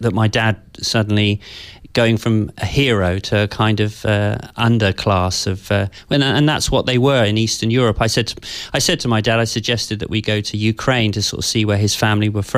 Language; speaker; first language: English; native; English